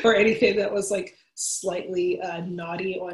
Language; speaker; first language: English; native; English